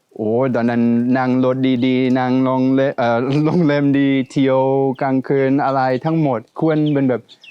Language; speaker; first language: Thai; non-native, fluent; Swedish